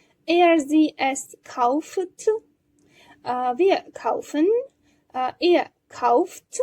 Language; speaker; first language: German; non-native, learner; Georgian